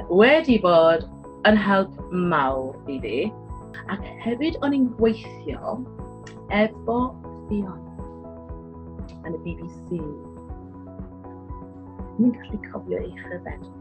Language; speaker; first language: Welsh; non-native, learner; English